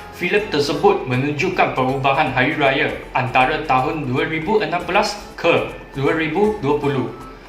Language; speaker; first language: Malay; non-native, local second language; Chinese